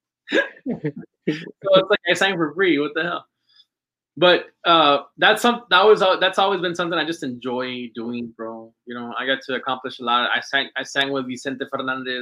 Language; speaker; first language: English; early bilingual, other home language; Spanish